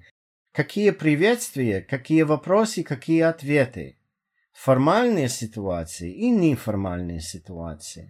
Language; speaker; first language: Russian; non-native, fluent; English